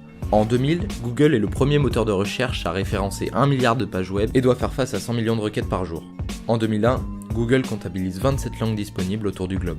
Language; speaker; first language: French; native; French